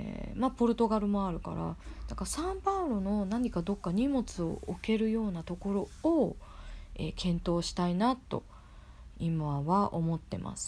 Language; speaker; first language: Japanese; native; Japanese